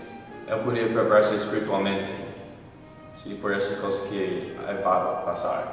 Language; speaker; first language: Spanish; non-native, fluent; English